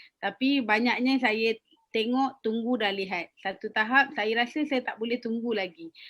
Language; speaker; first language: Malay; native; Malay